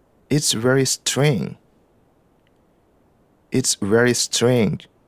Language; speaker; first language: English; non-native, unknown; Lao